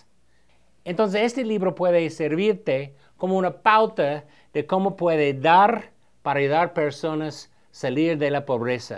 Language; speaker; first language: Spanish; non-native, fluent; English